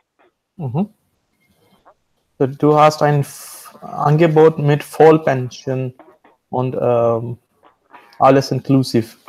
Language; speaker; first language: German; non-native, learner; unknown